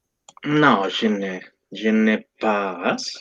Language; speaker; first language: French; non-native, learner; Spanish